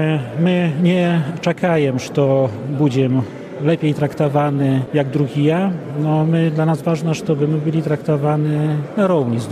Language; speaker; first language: Polish; non-native, local second language; Belarusian